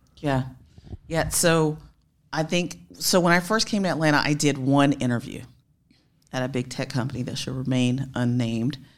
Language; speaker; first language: English; native; English